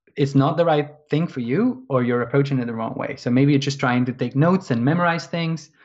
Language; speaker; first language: English; non-native, fluent; Spanish